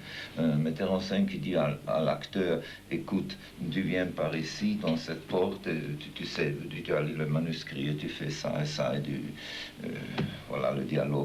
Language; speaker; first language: French; non-native, fluent; German